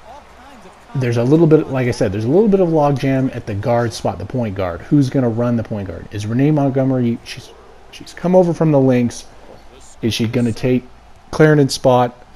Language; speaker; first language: English; native; English